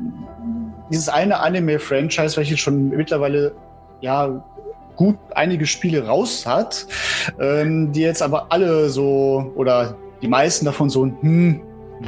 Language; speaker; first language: German; native; German